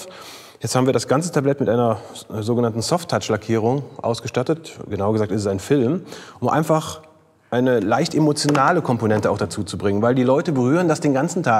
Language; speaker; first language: German; native; German